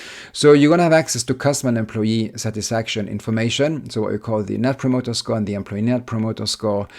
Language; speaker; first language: English; non-native, fluent; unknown